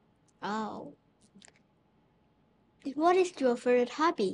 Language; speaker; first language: English; non-native, learner; Thai